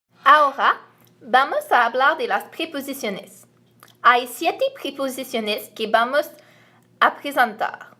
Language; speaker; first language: Spanish; non-native, learner; French